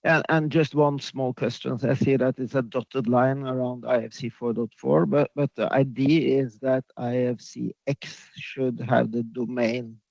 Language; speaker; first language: English; non-native, fluent; Norwegian